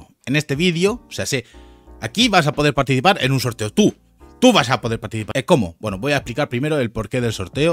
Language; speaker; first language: Spanish; native; Spanish